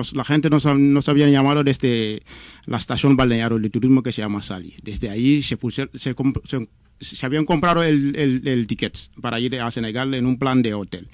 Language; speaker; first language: Spanish; non-native, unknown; Wolof